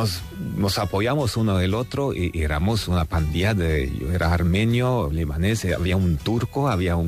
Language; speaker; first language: Spanish; non-native, fluent; Armenian